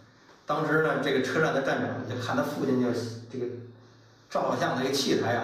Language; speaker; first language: Chinese; native; Chinese